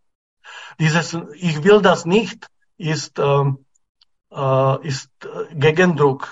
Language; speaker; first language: German; non-native, fluent; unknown